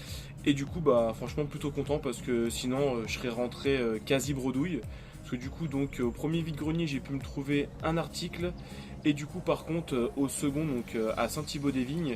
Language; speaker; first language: French; native; French